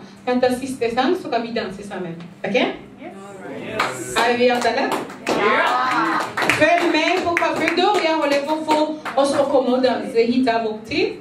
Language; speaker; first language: Norwegian; non-native, fluent; Lingala